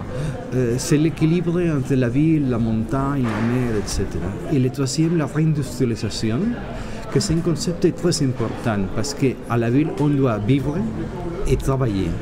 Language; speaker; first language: French; non-native, learner; Catalan